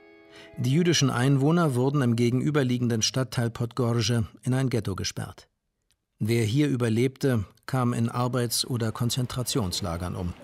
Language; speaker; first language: German; native; German